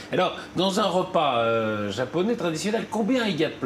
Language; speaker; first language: French; native; French